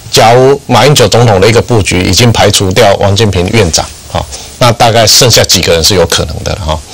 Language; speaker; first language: Chinese; native; Chinese